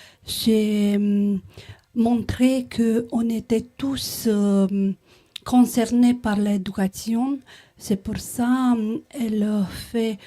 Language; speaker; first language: French; non-native, learner; Romanian